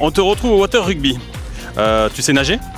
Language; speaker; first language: French; native; French